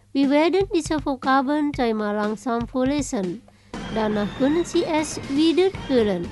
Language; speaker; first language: German; non-native, fluent; Indonesian